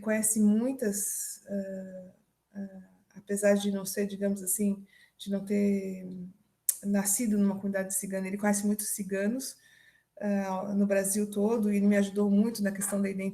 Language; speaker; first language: Portuguese; native; Portuguese